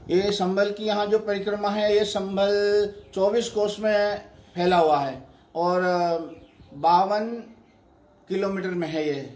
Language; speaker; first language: Hindi; non-native, local second language; Gujarati